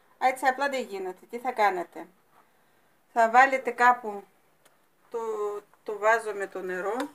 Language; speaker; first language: Greek; non-native, fluent; Russian